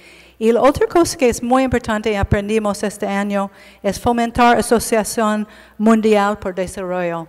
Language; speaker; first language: Spanish; non-native, learner; English